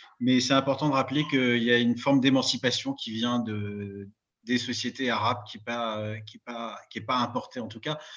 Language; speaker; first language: French; native; French